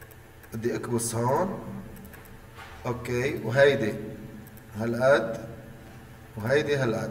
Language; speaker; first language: Arabic; native; Arabic